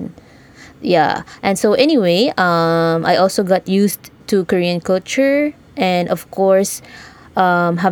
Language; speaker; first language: English; non-native, local second language; Cebuano